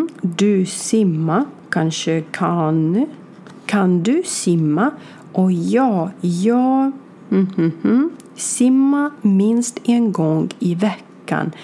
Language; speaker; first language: Swedish; non-native, learner; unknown